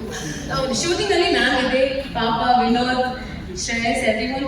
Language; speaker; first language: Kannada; non-native, learner; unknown